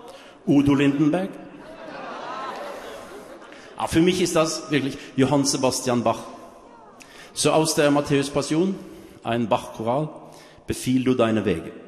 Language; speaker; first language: German; non-native, learner; Norwegian